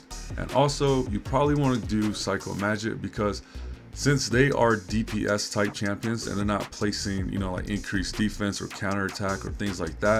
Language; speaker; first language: English; native; English